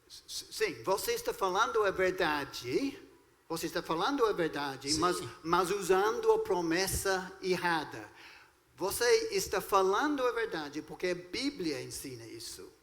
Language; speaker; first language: Portuguese; non-native, fluent; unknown